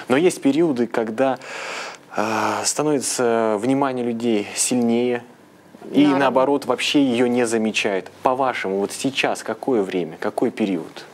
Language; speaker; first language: Russian; native; Russian